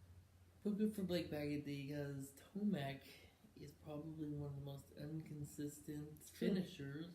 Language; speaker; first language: English; native; English